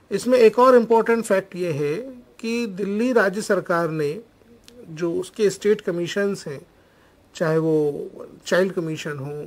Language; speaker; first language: Hindi; native; Hindi